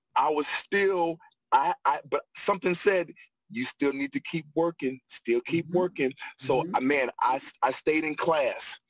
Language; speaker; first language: English; native; English